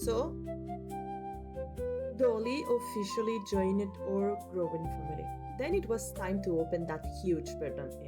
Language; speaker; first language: English; non-native, fluent; Spanish